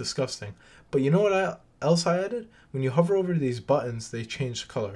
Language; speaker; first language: English; native; English